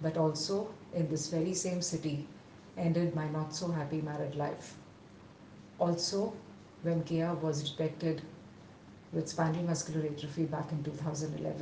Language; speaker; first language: English; non-native, local second language; Telugu